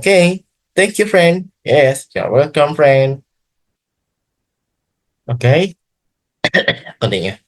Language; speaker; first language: English; non-native, learner; Indonesian